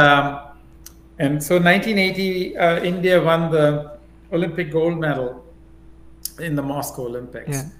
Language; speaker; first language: English; non-native, local second language; Tamil